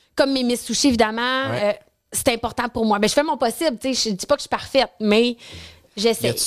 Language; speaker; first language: French; native; French